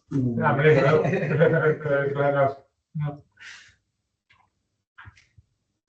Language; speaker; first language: Spanish; native; Spanish